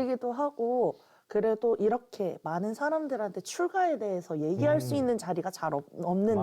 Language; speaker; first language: Korean; native; Korean